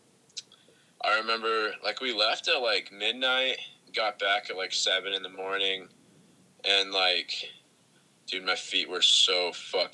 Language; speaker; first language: English; native; English